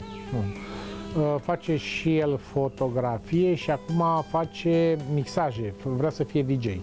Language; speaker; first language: Romanian; native; Romanian